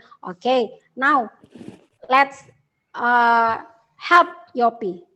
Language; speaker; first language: English; non-native, learner; Indonesian